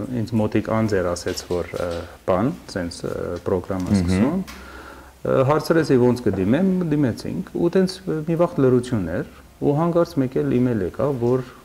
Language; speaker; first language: Armenian; early bilingual, heritage; Armenian